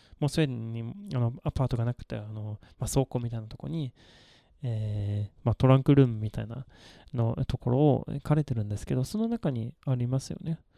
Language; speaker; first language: Japanese; non-native, fluent; Swedish